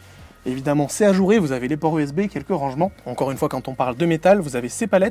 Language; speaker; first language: French; native; French